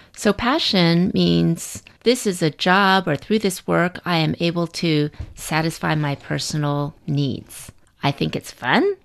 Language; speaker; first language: English; native; English